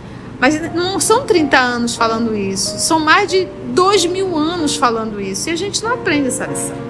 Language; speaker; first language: Portuguese; native; Portuguese